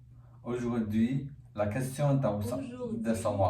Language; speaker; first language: French; non-native, learner; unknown